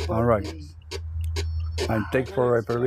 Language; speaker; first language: English; non-native, local second language; French